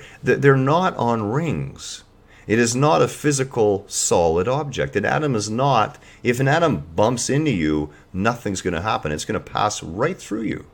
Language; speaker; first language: English; native; English